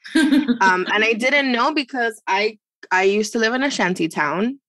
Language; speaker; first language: English; non-native, fluent; Spanish